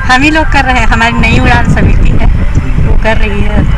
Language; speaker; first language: Hindi; non-native, local second language; Chhattisgarhi